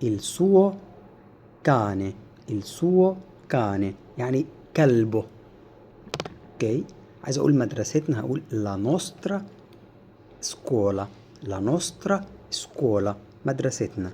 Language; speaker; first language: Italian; non-native, fluent; Arabic